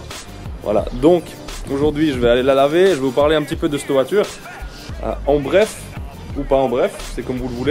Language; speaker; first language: French; native; French